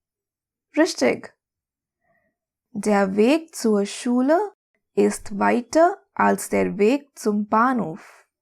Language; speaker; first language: German; non-native, fluent; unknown